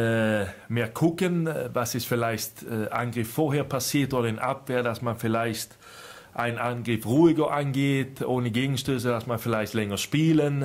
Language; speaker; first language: German; non-native, fluent; Swedish